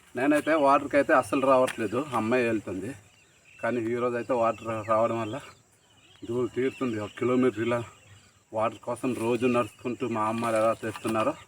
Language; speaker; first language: Telugu; native; Telugu